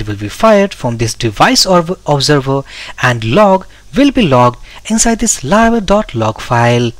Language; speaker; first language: English; non-native, local second language; Hindi